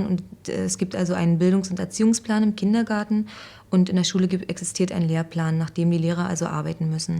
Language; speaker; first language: German; native; German